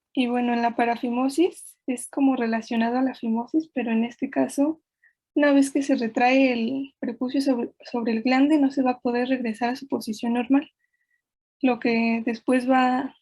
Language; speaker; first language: Spanish; native; Spanish